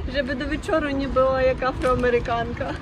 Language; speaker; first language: Polish; non-native, fluent; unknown